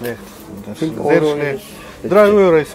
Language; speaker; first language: German; non-native, learner; Russian